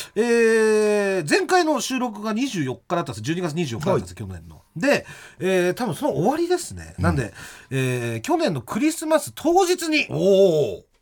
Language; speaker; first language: Japanese; native; Japanese